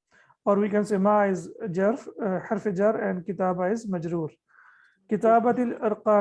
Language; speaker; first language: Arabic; non-native, fluent; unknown